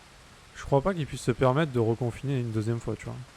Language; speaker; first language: French; native; French